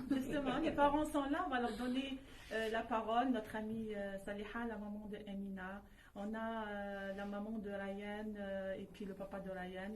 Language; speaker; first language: French; non-native, local second language; Arabic